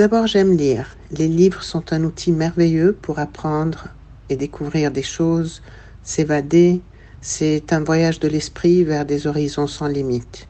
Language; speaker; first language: French; non-native, local second language; Arabic